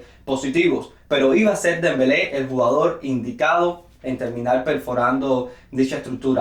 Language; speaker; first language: Spanish; native; Spanish